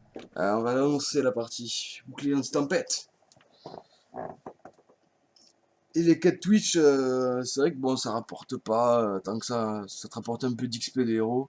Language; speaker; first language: French; native; French